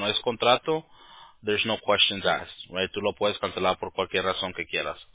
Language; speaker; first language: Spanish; early bilingual, heritage; Spanish